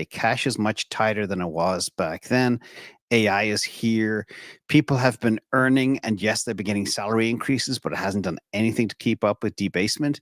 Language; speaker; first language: English; native; English